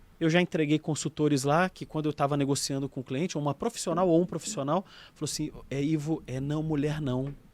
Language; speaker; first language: Portuguese; native; Portuguese